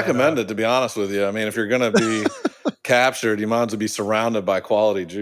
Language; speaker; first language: English; native; English